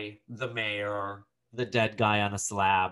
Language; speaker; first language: English; native; English